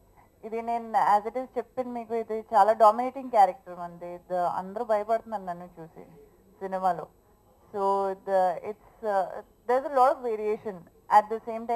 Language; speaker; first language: Telugu; non-native, local second language; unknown